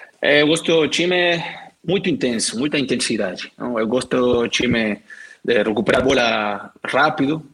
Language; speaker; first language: Portuguese; non-native, learner; Spanish